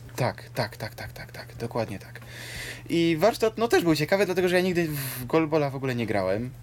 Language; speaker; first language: Polish; native; Polish